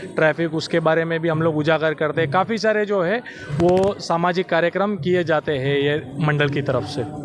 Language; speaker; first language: Hindi; non-native, local second language; Gujarati